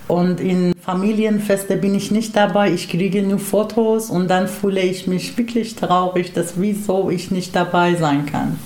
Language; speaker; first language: German; non-native, fluent; Persian